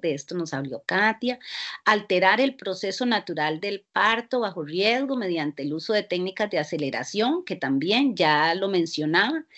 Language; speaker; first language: Spanish; native; Spanish